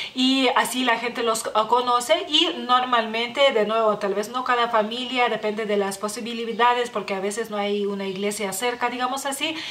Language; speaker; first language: Spanish; non-native, fluent; Lithuanian